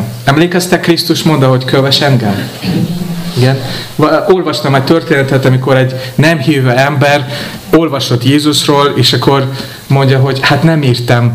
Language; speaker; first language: Hungarian; non-native, fluent; English